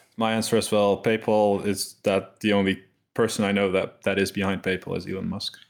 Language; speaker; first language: English; non-native, fluent; Dutch